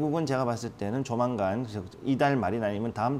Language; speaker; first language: Korean; native; Korean